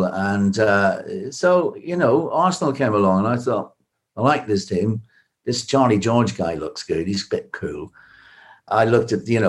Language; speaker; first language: English; native; English